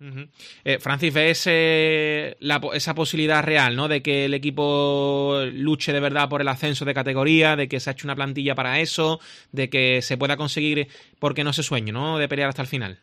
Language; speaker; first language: Spanish; native; Spanish